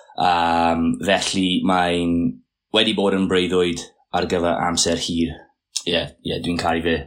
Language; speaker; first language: Welsh; non-native, local second language; English